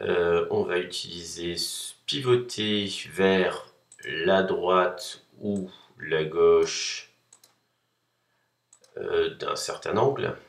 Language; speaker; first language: French; native; French